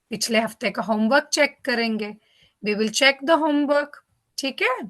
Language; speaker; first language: Hindi; native; Hindi